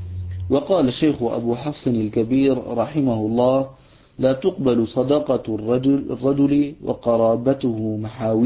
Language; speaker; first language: Arabic; native; Arabic